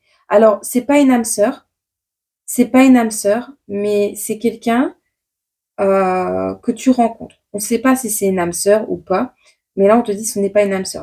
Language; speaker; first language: French; native; French